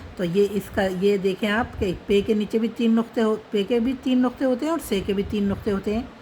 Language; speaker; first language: Hindi; native; Hindi